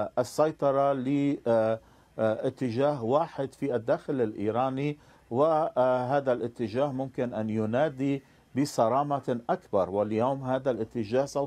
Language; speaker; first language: Arabic; non-native, fluent; Persian